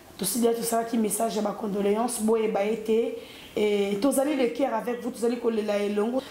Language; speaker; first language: Lingala; native; Lingala